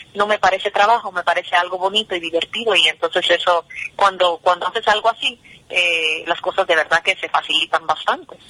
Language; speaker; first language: Spanish; early bilingual, heritage; Spanish